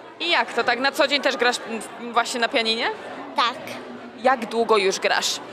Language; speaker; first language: Polish; native; Polish